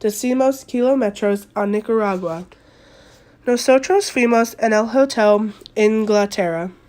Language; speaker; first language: Spanish; non-native, learner; English